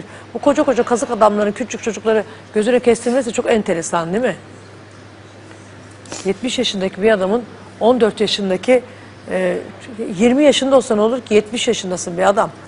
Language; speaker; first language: Turkish; native; Turkish